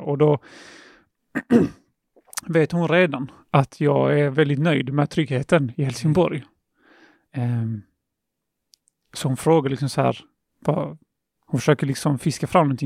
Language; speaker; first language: Swedish; early bilingual, other home language; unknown